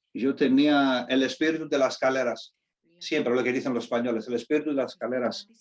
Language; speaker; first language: Spanish; non-native, fluent; Greek